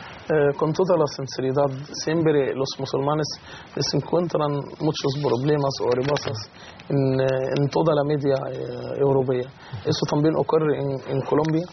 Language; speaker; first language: Spanish; non-native, fluent; Arabic